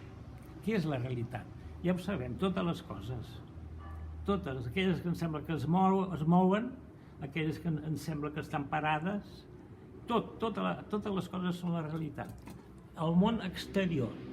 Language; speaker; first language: Catalan; non-native, fluent; Portuguese